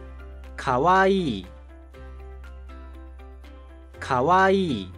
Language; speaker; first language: Japanese; native; Japanese